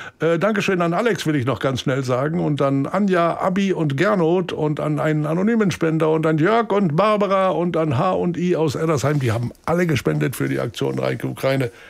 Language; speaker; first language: German; native; German